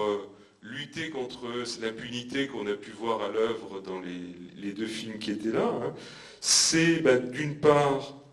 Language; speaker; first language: French; native; French